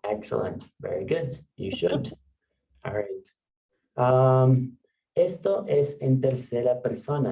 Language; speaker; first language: Spanish; non-native, fluent; English